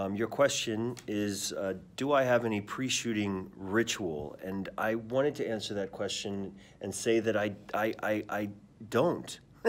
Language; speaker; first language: English; early bilingual, other home language; Spanish